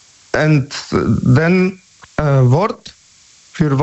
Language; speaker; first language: German; non-native, learner; Polish